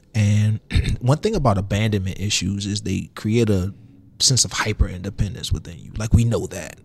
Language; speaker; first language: English; native; English